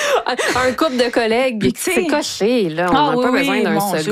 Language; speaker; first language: French; native; French